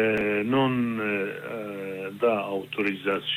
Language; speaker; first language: Italian; non-native, learner; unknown